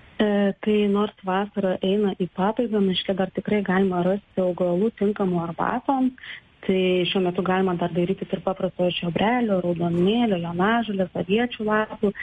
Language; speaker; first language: Lithuanian; native; Lithuanian